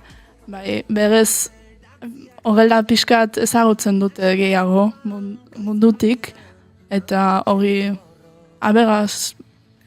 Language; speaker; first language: Basque; early bilingual, heritage; Basque